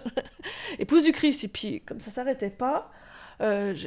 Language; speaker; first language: French; native; French